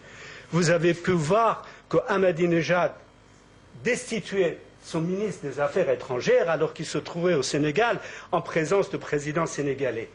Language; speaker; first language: French; native; French